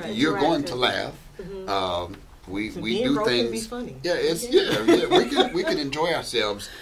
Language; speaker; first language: English; native; English